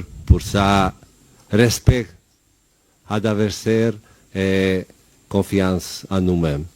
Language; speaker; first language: French; non-native, learner; Bosnian